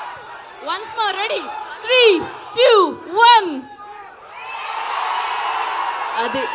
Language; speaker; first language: Telugu; native; Telugu